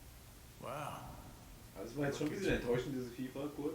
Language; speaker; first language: German; native; German